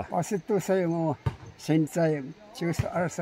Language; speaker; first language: Chinese; non-native, local second language; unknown